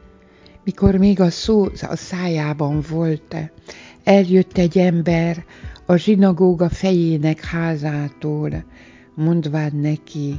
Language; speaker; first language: Hungarian; native; Hungarian